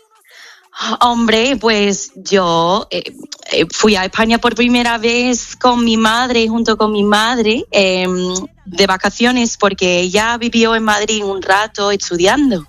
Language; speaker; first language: Spanish; non-native, fluent; English